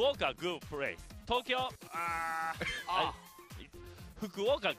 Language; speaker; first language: English; non-native, learner; Japanese